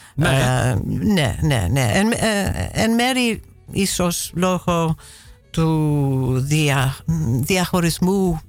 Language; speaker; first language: Greek; non-native, fluent; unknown